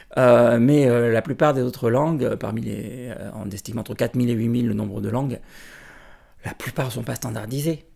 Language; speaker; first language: French; native; French